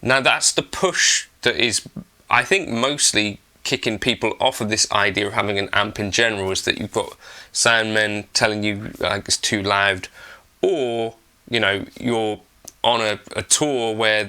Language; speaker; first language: English; native; English